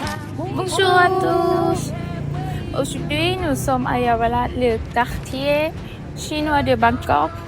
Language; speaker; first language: French; non-native, learner; Thai